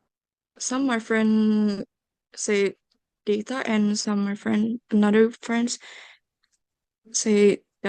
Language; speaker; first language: English; non-native, learner; Indonesian